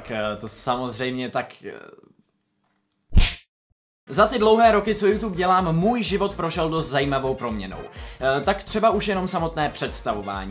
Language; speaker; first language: Czech; native; Czech